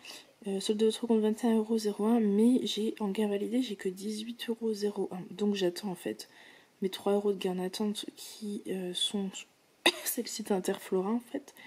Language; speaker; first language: French; native; French